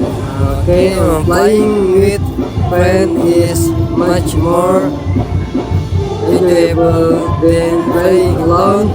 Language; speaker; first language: English; non-native, learner; Indonesian